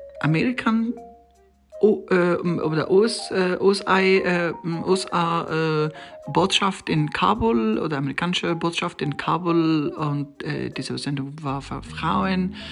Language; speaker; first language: German; non-native, learner; Persian